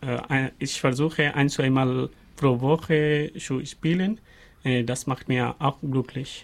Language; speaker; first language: German; non-native, learner; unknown